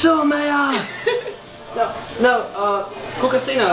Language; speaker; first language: Finnish; non-native, learner; English